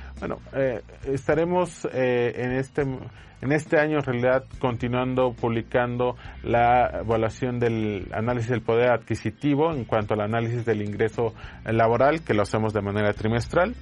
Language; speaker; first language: Spanish; native; Spanish